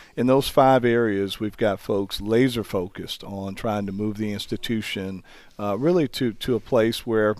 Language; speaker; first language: English; native; English